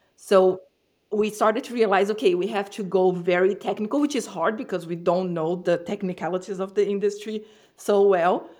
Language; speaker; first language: English; non-native, fluent; Portuguese